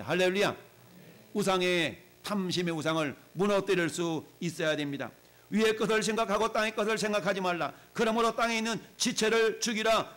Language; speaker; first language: Korean; native; Korean